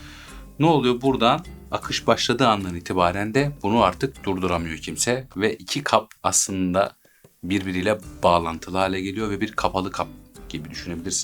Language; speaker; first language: Turkish; native; Turkish